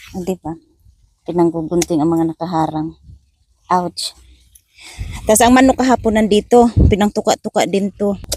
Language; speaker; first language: Filipino; non-native, local second language; Masbatenyo